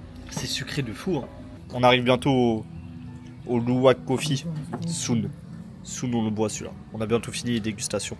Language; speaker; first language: French; native; French